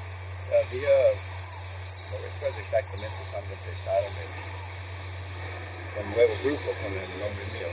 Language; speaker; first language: Spanish; non-native, fluent; English